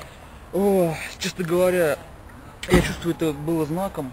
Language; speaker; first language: Russian; native; Russian